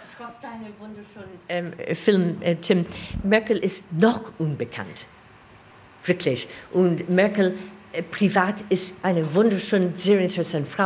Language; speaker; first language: German; non-native, learner; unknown